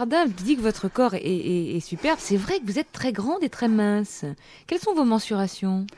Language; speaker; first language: French; native; French